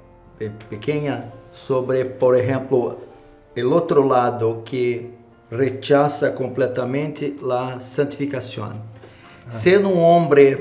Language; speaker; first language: Spanish; non-native, learner; Portuguese